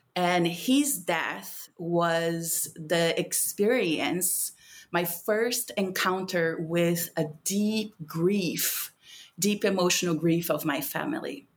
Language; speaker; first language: English; non-native, fluent; Portuguese